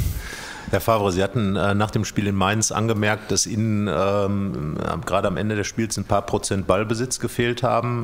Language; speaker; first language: German; native; German